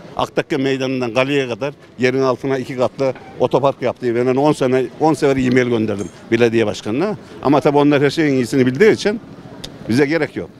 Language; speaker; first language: Turkish; native; Turkish